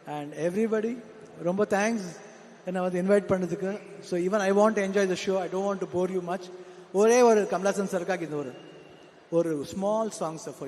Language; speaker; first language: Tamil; non-native, local second language; Kannada